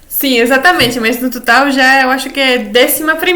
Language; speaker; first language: Portuguese; non-native, fluent; Polish